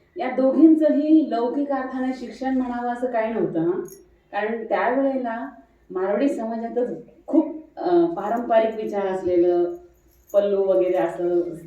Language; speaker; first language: Marathi; non-native, local second language; Marwari